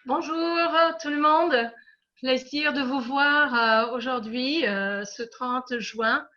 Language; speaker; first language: French; non-native, fluent; English